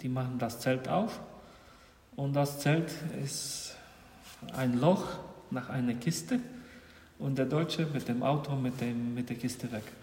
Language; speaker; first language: German; non-native, fluent; Polish